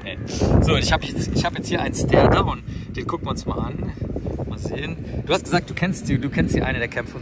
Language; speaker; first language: German; native; German